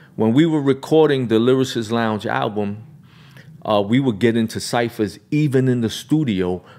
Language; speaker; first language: English; native; English